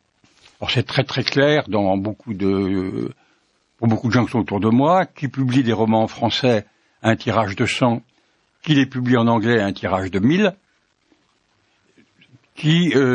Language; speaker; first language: French; native; French